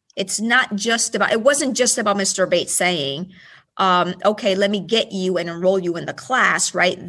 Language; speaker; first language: English; early bilingual, other home language; Spanish